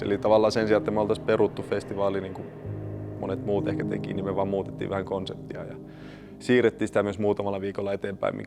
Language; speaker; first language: Finnish; native; Finnish